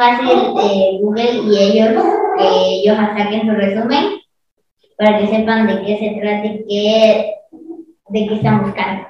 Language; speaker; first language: Spanish; native; Spanish